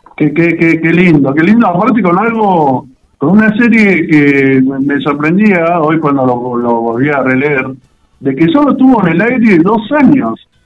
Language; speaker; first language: Spanish; native; Spanish